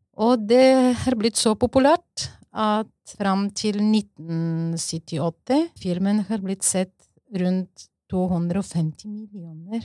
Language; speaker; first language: Norwegian; non-native, fluent; Bulgarian